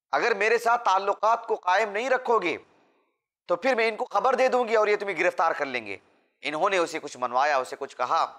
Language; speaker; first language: Urdu; native; Urdu